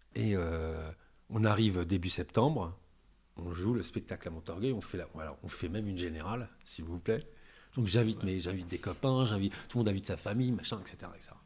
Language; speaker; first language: French; native; French